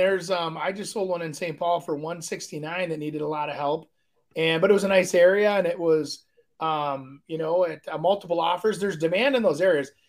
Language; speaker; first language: English; native; English